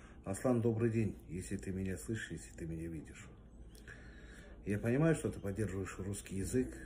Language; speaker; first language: Russian; non-native, local second language; Kazakh